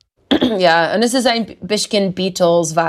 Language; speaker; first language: German; non-native, learner; English